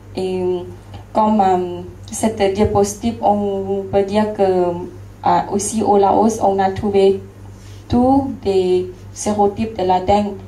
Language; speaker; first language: French; non-native, learner; Lao